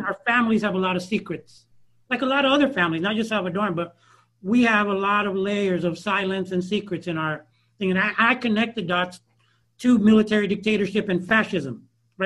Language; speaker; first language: English; early bilingual, other home language; Spanish